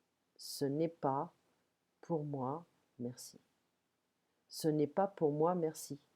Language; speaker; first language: French; non-native, fluent; English